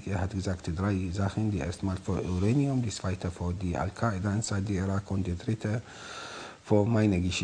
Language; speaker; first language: German; non-native, learner; Arabic